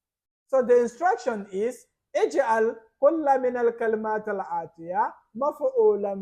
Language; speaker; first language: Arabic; non-native, fluent; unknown